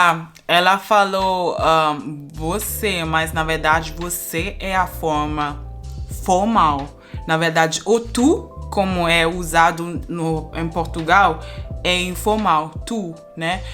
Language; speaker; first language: Portuguese; non-native, fluent; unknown